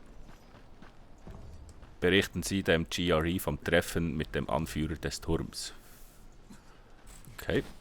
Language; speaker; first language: German; native; German